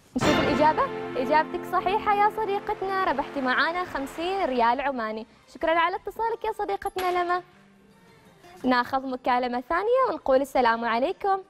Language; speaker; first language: Arabic; native; Arabic